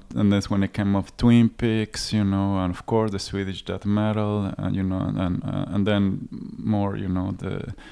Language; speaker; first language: English; non-native, fluent; Spanish